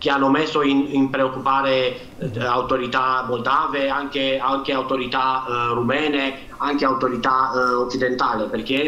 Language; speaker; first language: Italian; non-native, fluent; Romanian